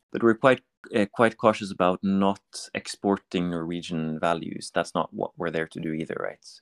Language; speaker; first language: English; non-native, fluent; Norwegian